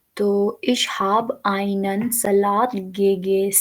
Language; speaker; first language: German; non-native, fluent; Urdu